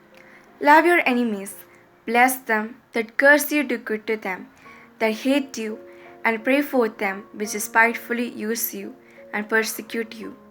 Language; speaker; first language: English; non-native, local second language; Malayalam